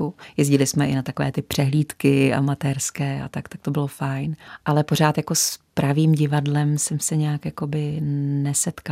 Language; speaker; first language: Czech; native; Czech